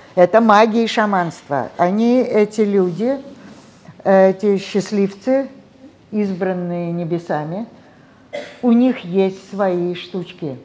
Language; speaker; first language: Russian; native; Russian